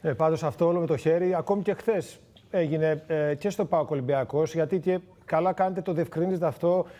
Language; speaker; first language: Greek; native; Greek